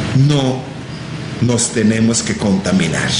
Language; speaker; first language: Spanish; non-native, local second language; English